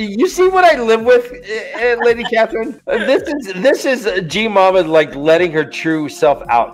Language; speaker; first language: English; native; English